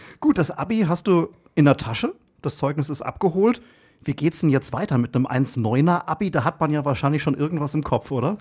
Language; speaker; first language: German; native; German